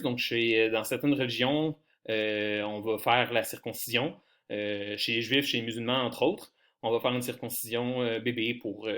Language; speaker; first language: French; native; French